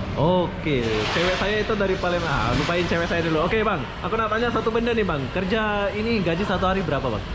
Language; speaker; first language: Indonesian; non-native, local second language; Sasak